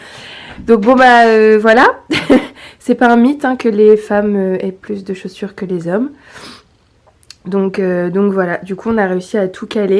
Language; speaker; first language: French; native; French